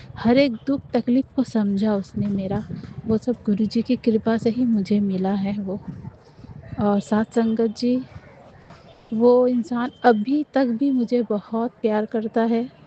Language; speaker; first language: Hindi; non-native, local second language; Nepali